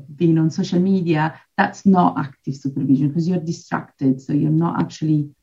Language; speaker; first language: English; non-native, fluent; Italian